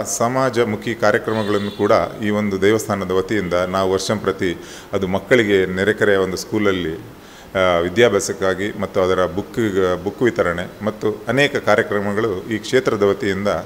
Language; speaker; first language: Kannada; non-native, local second language; Tulu